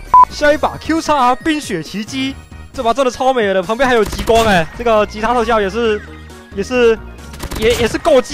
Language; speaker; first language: Chinese; native; Chinese